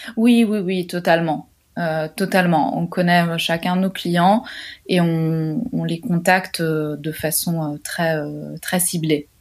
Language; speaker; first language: French; non-native, fluent; Italian